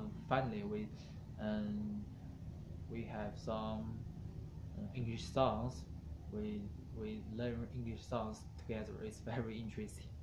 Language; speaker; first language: English; non-native, learner; Chinese